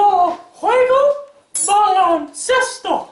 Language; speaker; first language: Spanish; non-native, learner; English